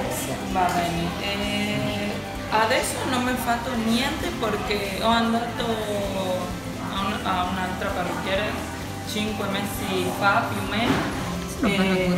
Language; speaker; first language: Italian; non-native, learner; Spanish